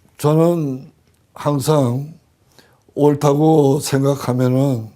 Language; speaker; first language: Korean; native; Korean